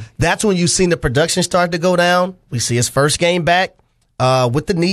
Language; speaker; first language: English; native; English